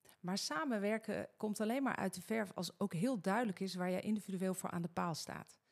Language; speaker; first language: Dutch; native; Dutch